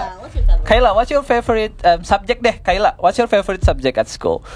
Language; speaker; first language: English; non-native, learner; Indonesian